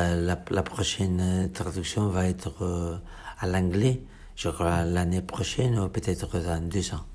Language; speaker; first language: French; non-native, fluent; Catalan